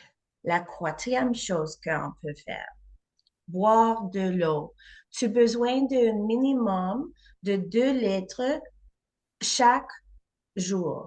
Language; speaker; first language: French; non-native, learner; English